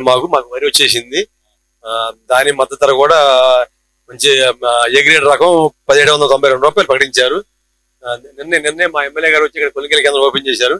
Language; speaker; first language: Telugu; native; Telugu